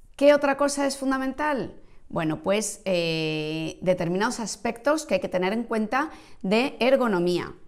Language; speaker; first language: Spanish; native; Spanish